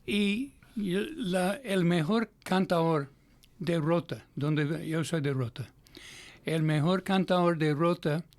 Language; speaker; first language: Spanish; non-native, fluent; English